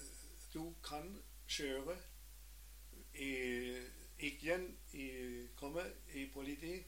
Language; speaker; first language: Norwegian; non-native, learner; German